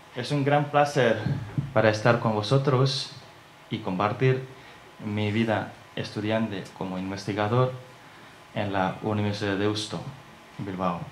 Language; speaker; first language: Spanish; non-native, learner; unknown